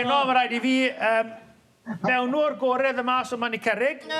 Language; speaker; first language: Welsh; native; Welsh